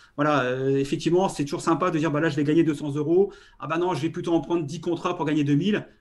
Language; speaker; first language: French; native; French